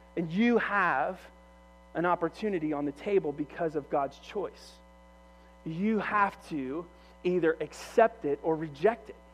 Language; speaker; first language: English; native; English